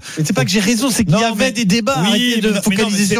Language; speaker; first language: French; native; French